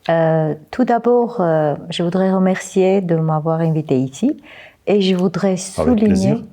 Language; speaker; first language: French; non-native, fluent; Armenian